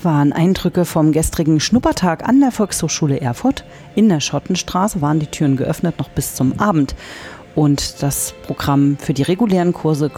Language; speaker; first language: German; native; German